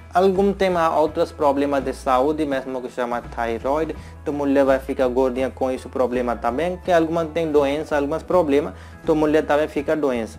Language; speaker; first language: Portuguese; non-native, learner; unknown